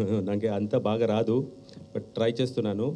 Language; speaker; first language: Telugu; non-native, learner; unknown